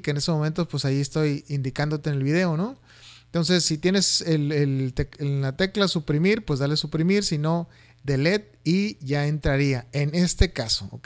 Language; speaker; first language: Spanish; native; Spanish